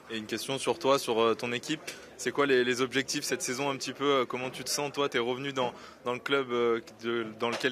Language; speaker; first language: French; native; French